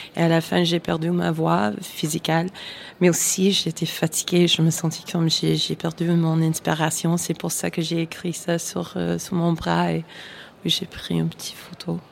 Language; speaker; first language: French; non-native, fluent; English